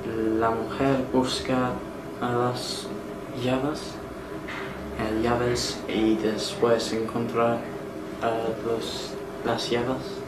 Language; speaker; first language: Spanish; non-native, learner; English